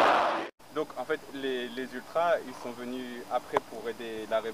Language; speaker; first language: French; native; French